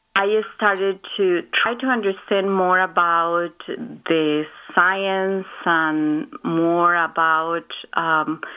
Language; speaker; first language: English; non-native, fluent; Spanish